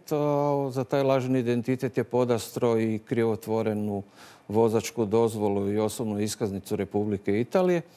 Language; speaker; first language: Croatian; native; Croatian